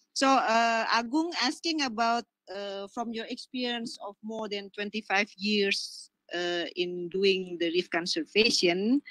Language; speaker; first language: English; non-native, fluent; Indonesian